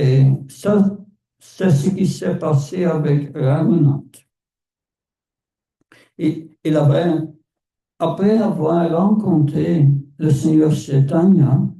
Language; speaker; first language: French; non-native, fluent; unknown